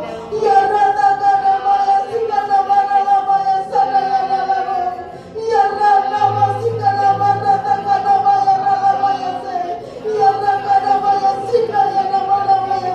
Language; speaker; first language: Indonesian; native; Indonesian